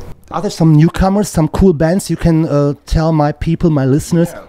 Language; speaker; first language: English; non-native, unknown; German